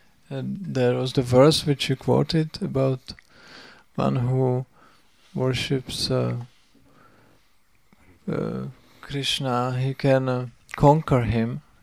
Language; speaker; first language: English; non-native, fluent; Czech